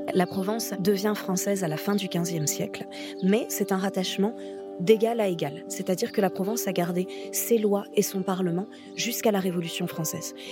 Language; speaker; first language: French; native; French